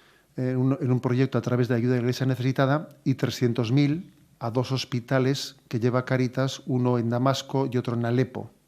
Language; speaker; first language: Spanish; native; Spanish